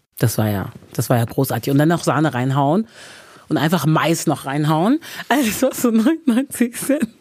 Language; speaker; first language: German; early bilingual, other home language; English